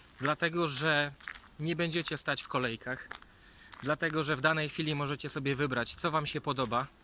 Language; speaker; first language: Polish; native; Polish